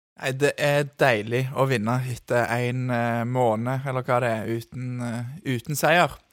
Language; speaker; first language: Norwegian; native; Norwegian